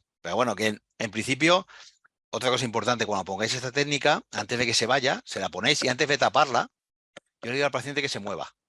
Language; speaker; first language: Spanish; native; Spanish